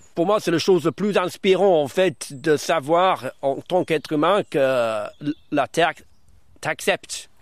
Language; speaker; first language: French; non-native, fluent; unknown